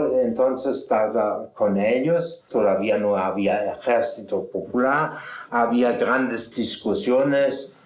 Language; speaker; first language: Spanish; non-native, fluent; German